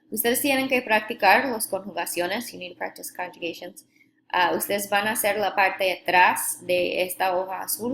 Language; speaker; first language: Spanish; non-native, fluent; English